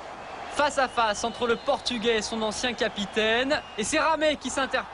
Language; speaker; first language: French; native; French